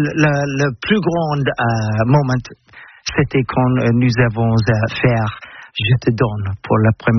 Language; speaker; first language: French; non-native, learner; English